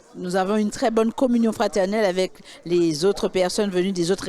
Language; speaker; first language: French; native; French